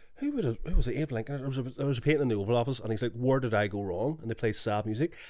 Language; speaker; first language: English; native; English